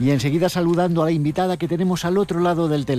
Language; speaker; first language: Spanish; native; Spanish